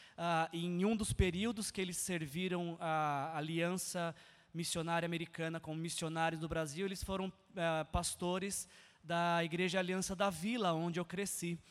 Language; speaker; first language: Portuguese; native; Portuguese